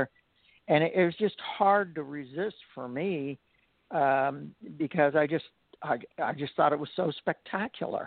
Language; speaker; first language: English; native; English